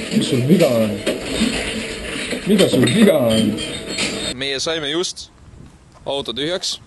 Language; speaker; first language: Estonian; native; Estonian